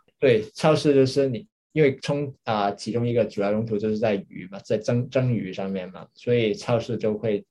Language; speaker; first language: Chinese; non-native, local second language; Cantonese